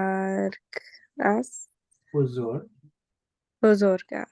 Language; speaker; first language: Persian; non-native, learner; English